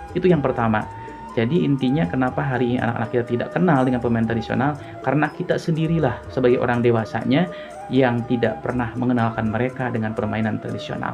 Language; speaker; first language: Indonesian; non-native, local second language; Sundanese